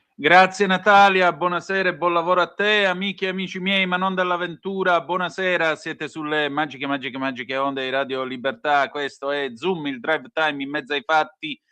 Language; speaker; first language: Italian; native; Italian